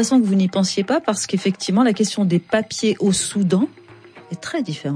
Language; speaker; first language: French; native; French